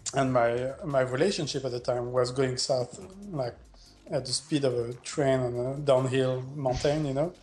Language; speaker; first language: English; non-native, fluent; French